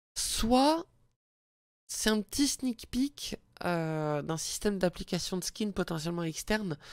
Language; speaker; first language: French; native; French